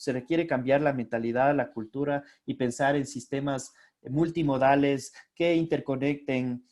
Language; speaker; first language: Spanish; native; Spanish